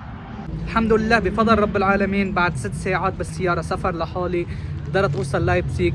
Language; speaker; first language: Arabic; native; Arabic